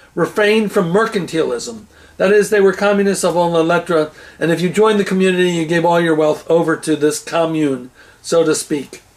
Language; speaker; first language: English; native; English